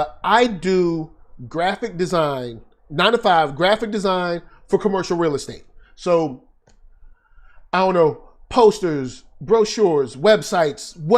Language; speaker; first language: English; native; English